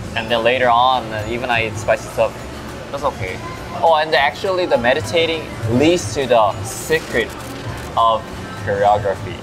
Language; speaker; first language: English; non-native, fluent; Korean